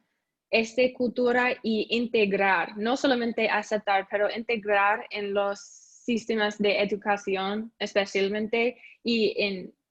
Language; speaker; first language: Spanish; non-native, learner; English